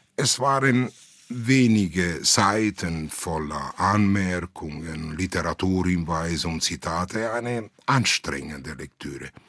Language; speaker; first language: German; non-native, fluent; Italian